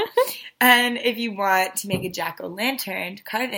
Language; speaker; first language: English; native; English